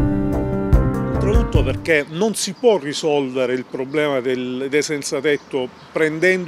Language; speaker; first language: Italian; native; Italian